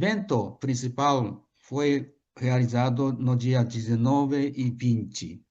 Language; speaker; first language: Portuguese; non-native, fluent; Japanese